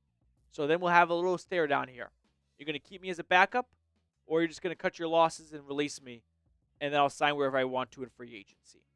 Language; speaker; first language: English; native; English